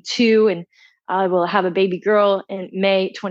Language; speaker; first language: English; native; English